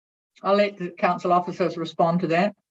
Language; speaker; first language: English; native; English